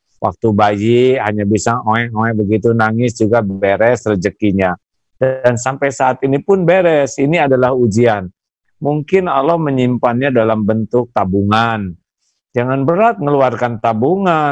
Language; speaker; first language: Indonesian; non-native, local second language; Sundanese